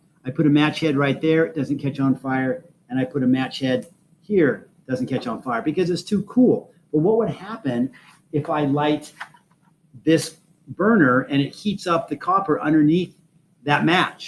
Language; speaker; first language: English; native; English